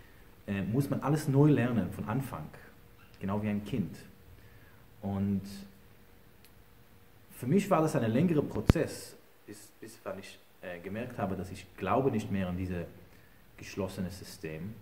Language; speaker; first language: German; non-native, fluent; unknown